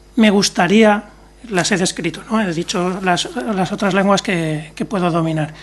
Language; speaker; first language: Spanish; native; Spanish